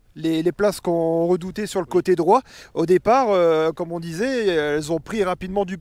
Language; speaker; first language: French; native; French